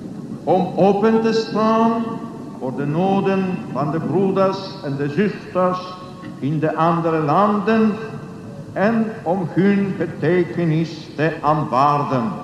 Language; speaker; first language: Dutch; non-native, learner; Polish